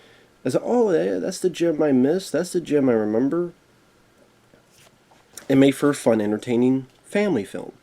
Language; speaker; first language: English; native; English